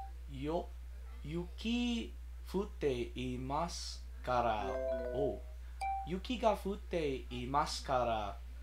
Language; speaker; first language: Japanese; non-native, learner; English